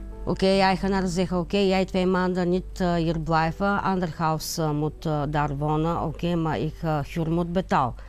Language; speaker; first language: Dutch; non-native, learner; Bulgarian